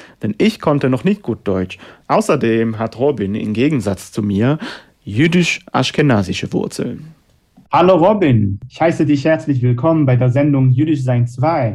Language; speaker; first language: German; non-native, fluent; Hebrew